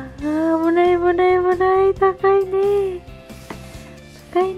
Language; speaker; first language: Japanese; non-native, learner; Filipino